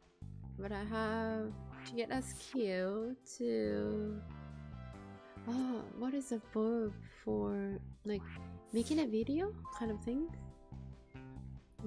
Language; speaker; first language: English; non-native, learner; Japanese